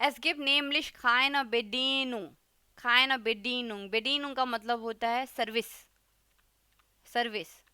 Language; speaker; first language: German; non-native, fluent; Hindi